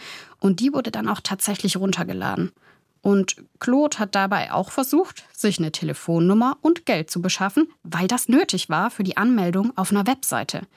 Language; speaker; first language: German; native; German